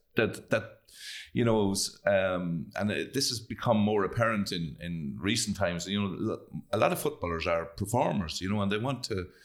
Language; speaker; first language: English; native; English